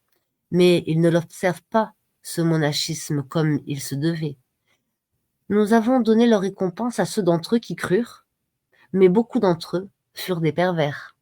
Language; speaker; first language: French; native; French